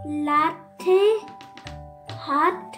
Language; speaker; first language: German; early bilingual, other home language; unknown